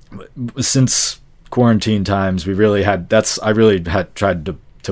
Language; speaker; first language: English; native; English